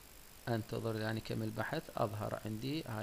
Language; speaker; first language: Arabic; native; Arabic